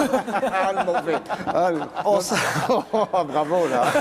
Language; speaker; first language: French; native; French